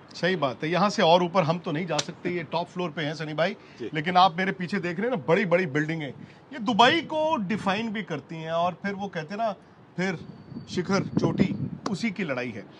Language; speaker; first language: Hindi; native; Hindi